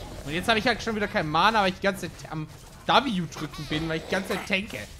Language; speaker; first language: German; native; German